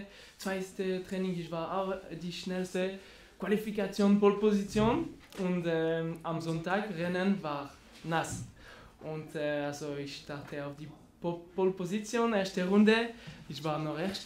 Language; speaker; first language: German; non-native, learner; French